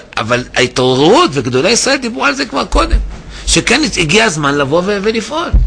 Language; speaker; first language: Hebrew; native; Hebrew